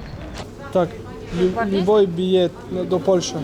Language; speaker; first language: Russian; non-native, learner; French